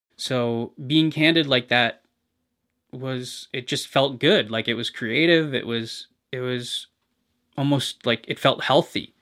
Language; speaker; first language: English; native; English